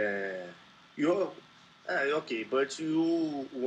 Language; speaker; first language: English; non-native, learner; Portuguese